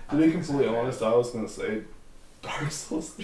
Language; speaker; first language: English; native; English